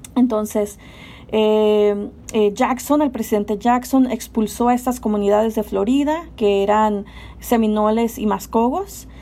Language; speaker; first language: Spanish; native; Spanish